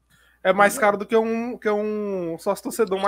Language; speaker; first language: Portuguese; native; Portuguese